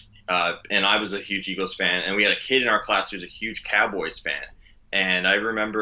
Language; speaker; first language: English; native; English